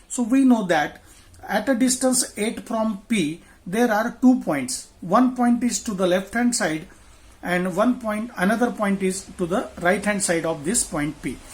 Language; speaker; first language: English; non-native, local second language; Marathi